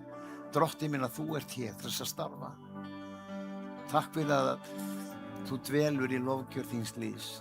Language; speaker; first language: Icelandic; native; Icelandic